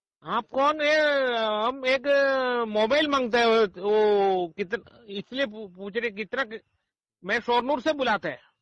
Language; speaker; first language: Hindi; non-native, local second language; Malayalam